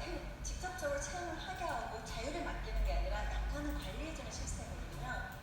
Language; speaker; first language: Korean; native; Korean